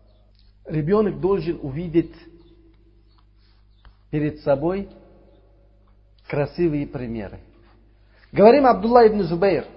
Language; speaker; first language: Russian; non-native, learner; Uzbek